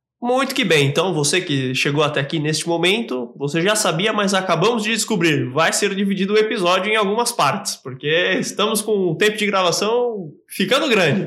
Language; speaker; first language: Portuguese; native; Portuguese